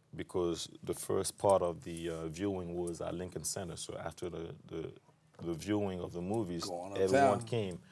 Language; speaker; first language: English; non-native, fluent; French